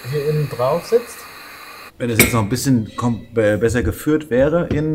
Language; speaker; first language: German; native; German